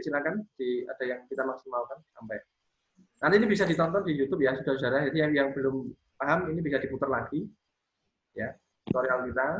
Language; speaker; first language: Indonesian; native; Indonesian